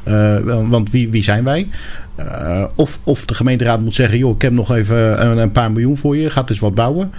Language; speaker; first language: Dutch; native; Dutch